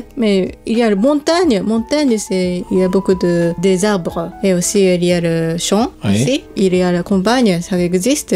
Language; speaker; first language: French; non-native, learner; Japanese